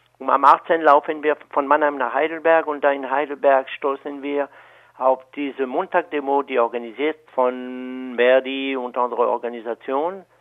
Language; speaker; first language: German; non-native, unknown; French